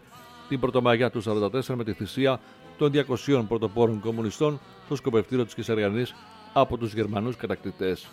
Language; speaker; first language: Greek; native; Greek